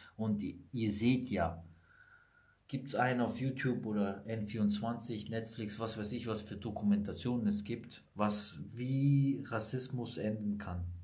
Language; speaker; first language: German; early bilingual, other home language; Italian